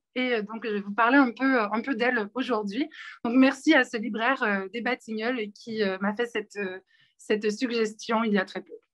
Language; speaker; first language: French; native; French